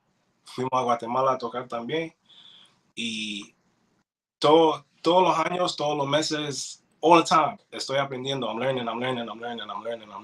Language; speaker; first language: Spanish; early bilingual, heritage; English